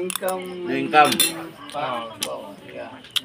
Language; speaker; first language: English; non-native, learner; Cebuano